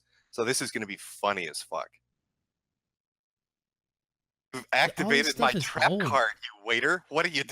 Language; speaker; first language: English; native; English